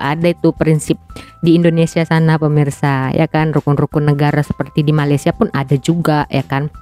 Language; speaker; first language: Indonesian; native; Indonesian